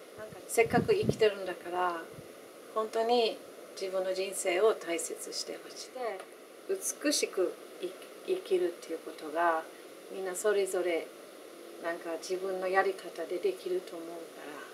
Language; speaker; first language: Japanese; non-native, fluent; English